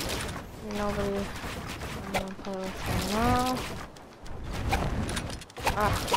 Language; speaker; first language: English; native; English